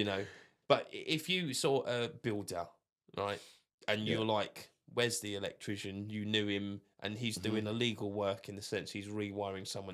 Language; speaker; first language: English; native; English